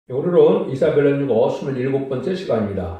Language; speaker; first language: Korean; native; Korean